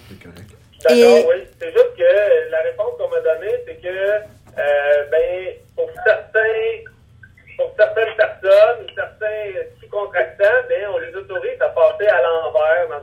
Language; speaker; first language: French; native; French